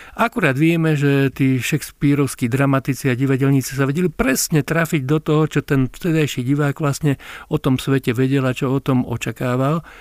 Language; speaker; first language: Slovak; native; Slovak